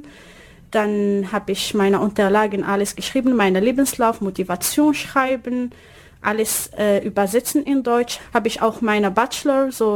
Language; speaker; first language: German; non-native, learner; Arabic